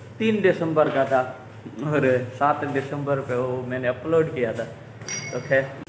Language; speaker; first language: Urdu; non-native, local second language; Punjabi